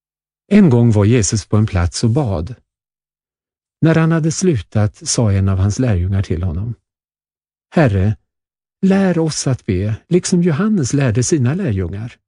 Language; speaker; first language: Swedish; native; Swedish